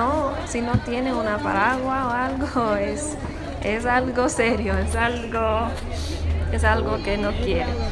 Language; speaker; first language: Spanish; non-native, fluent; English